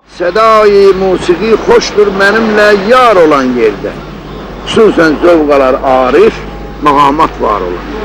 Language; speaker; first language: Azerbaijani; native; Azerbaijani